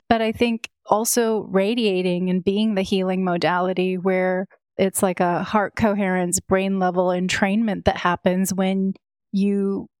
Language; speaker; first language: English; native; English